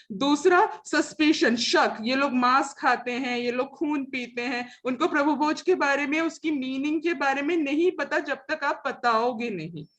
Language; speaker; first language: Hindi; non-native, local second language; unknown